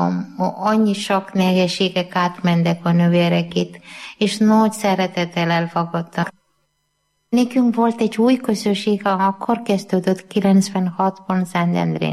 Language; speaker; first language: Hungarian; non-native, learner; Malayalam